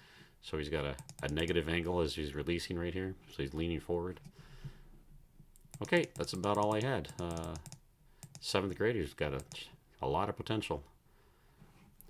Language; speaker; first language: English; native; English